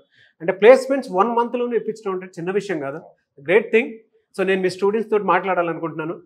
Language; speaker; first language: Telugu; native; Telugu